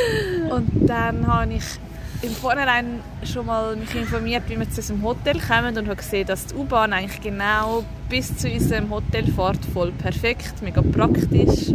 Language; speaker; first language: German; native; German